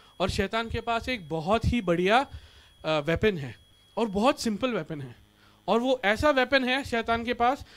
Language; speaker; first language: Hindi; non-native, local second language; Marathi